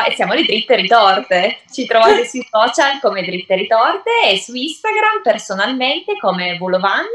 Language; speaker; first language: Italian; native; Italian